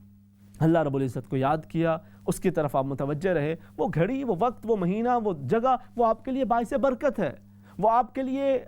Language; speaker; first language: Urdu; native; Urdu